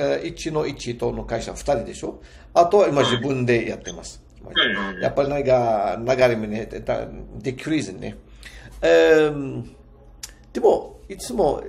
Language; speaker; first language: Japanese; non-native, fluent; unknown